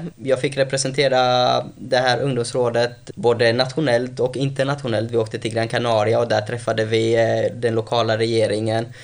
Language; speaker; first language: Swedish; early bilingual, other home language; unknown